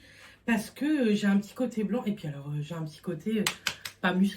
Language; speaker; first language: French; native; French